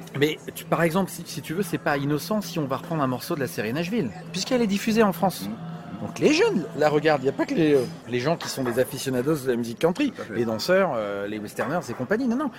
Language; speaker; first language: French; native; French